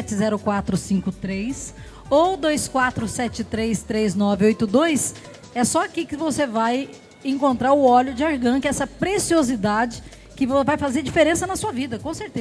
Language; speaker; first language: Portuguese; native; Portuguese